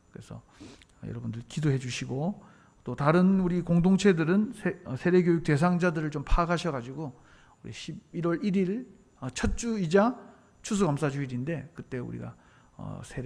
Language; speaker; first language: Korean; native; Korean